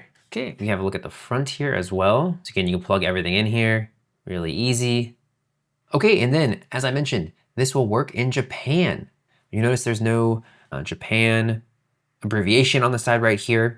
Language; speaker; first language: English; native; English